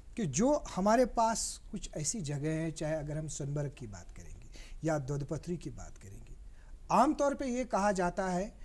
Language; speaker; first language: Hindi; non-native, local second language; Kashmiri